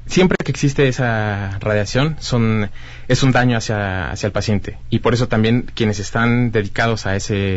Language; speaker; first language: Spanish; native; Spanish